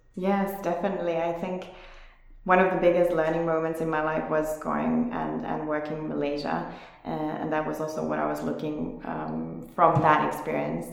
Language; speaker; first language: English; non-native, fluent; Finnish